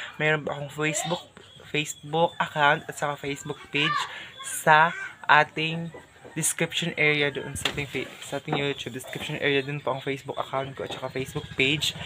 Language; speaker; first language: Filipino; non-native, local second language; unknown